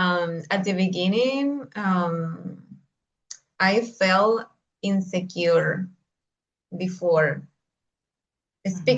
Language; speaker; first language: English; non-native, learner; Spanish